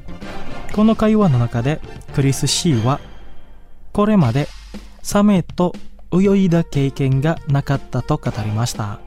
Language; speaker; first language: Japanese; non-native, fluent; Indonesian